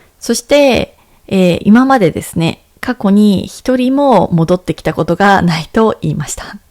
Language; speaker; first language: Japanese; native; Japanese